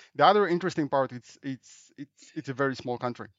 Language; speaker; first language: English; non-native, fluent; Hebrew